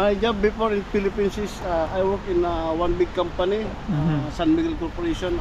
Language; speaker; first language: English; non-native, learner; Filipino